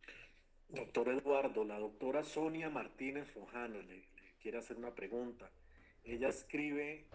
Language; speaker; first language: Spanish; native; Spanish